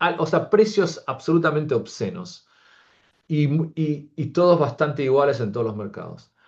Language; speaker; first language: Spanish; early bilingual, heritage; Spanish